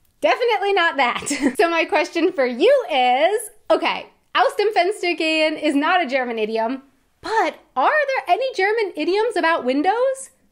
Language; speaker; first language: English; native; English